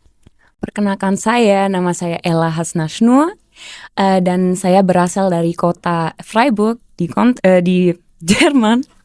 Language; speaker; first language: Indonesian; early bilingual, heritage; German